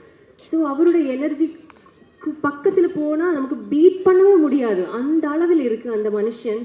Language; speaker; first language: Tamil; non-native, learner; Malayalam